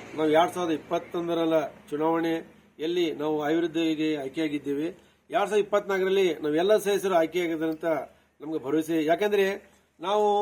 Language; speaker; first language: Kannada; non-native, local second language; Urdu